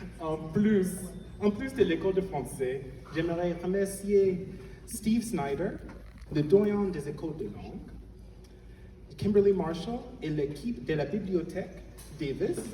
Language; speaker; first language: French; non-native, fluent; English